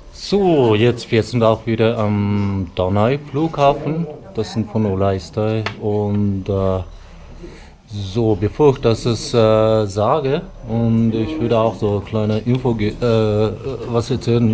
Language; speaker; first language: German; non-native, fluent; Mongolian